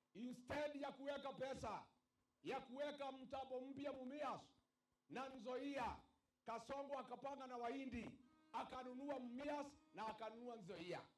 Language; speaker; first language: Swahili; non-native, local second language; Kikuyu